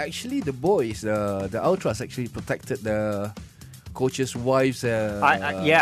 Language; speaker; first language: English; non-native, local second language; Malay